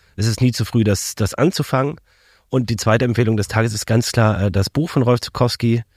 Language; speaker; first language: German; native; German